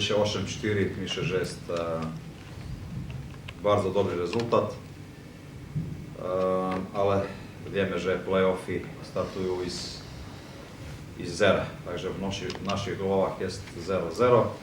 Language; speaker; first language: Polish; non-native, fluent; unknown